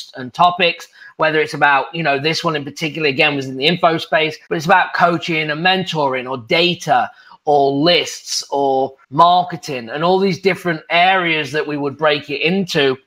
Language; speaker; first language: English; native; English